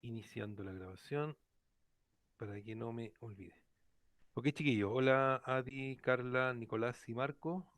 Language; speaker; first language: Spanish; native; Spanish